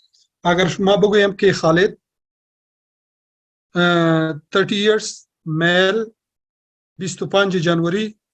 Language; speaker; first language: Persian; non-native, local second language; Pashto